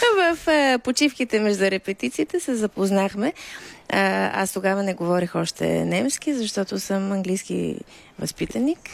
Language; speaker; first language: Bulgarian; native; Bulgarian